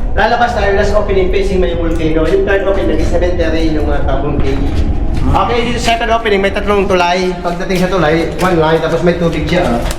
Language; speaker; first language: Filipino; non-native, local second language; Bikol